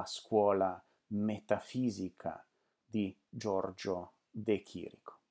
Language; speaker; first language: Italian; non-native, fluent; Lithuanian